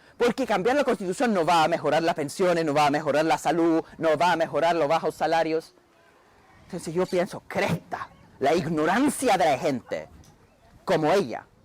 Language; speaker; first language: Spanish; non-native, fluent; English